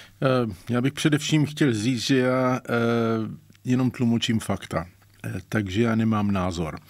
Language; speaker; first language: Czech; native; Czech